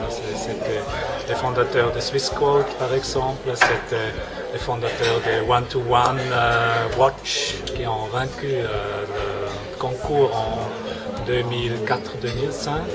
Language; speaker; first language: French; non-native, fluent; German